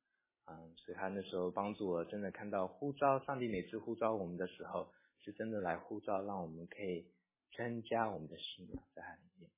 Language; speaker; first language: Chinese; early bilingual, heritage; English